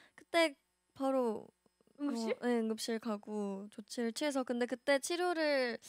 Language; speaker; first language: Korean; native; Korean